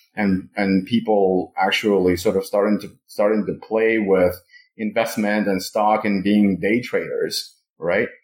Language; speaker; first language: English; non-native, fluent; Russian